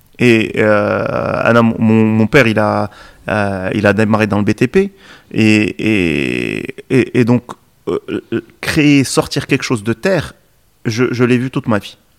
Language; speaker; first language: French; non-native, local second language; Arabic